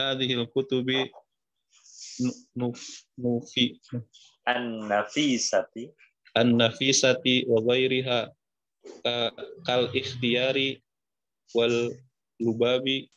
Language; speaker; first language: Arabic; non-native, learner; Indonesian